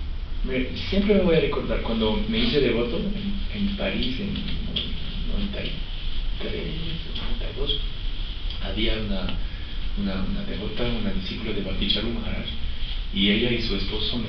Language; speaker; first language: Spanish; non-native, fluent; French